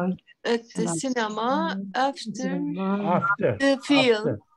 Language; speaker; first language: English; non-native, learner; Turkish